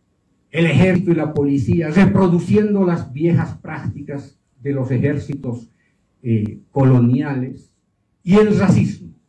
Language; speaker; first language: Spanish; native; Spanish